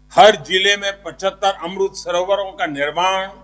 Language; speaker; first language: Hindi; non-native, local second language; Gujarati